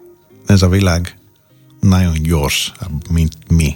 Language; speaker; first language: Hungarian; non-native, learner; Greek